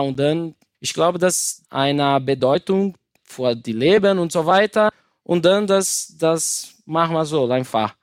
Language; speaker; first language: German; non-native, learner; Portuguese